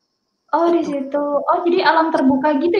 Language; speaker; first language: Indonesian; native; Indonesian